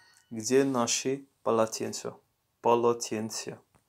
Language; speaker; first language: Russian; non-native, learner; Morisyen